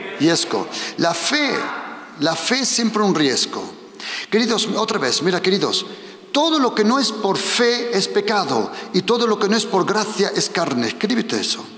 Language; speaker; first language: Spanish; non-native, fluent; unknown